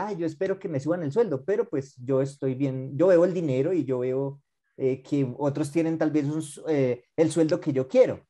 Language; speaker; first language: Spanish; native; Spanish